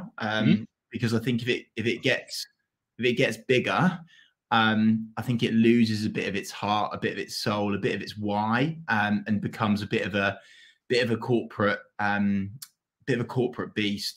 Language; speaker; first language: English; native; English